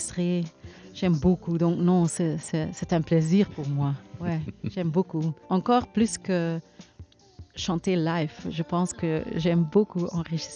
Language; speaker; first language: French; non-native, learner; Dutch